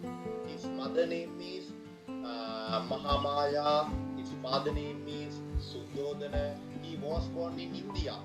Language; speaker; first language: English; non-native, learner; Sinhala